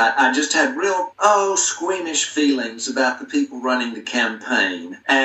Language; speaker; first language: English; native; English